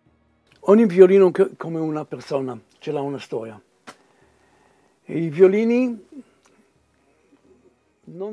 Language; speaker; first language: Italian; non-native, fluent; Hebrew